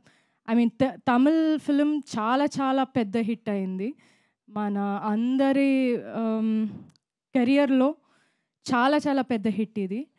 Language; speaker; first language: Telugu; non-native, local second language; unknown